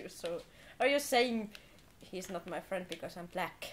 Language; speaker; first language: English; non-native, fluent; Finnish